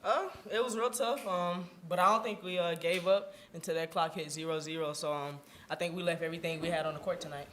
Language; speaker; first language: English; native; English